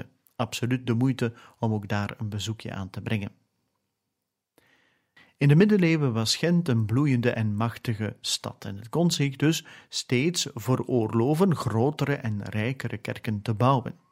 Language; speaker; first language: Dutch; native; Dutch